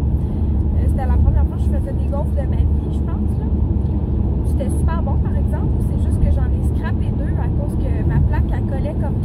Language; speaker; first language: French; native; French